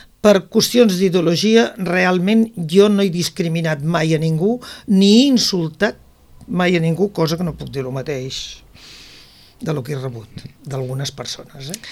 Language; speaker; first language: Catalan; native; Catalan